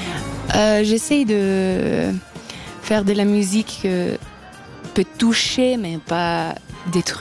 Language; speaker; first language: French; non-native, learner; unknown